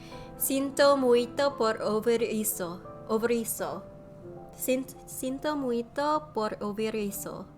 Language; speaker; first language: Portuguese; non-native, learner; English